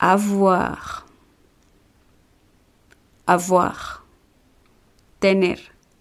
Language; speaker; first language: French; non-native, fluent; Spanish